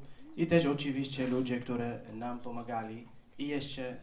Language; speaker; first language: Polish; non-native, learner; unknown